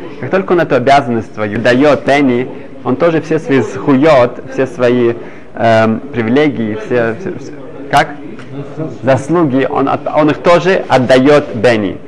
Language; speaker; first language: Russian; early bilingual, heritage; Hebrew